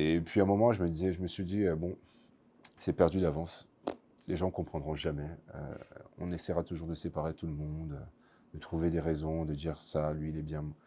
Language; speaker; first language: French; native; French